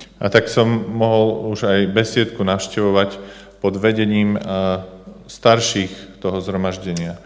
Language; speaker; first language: Slovak; native; Slovak